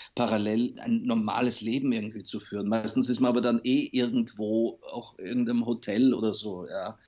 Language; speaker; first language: German; native; German